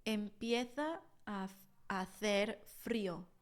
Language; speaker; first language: Spanish; non-native, fluent; English